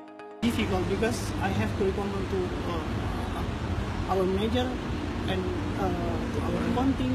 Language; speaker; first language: English; non-native, learner; Indonesian